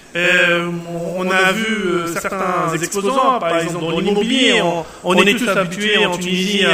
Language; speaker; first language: French; non-native, local second language; Arabic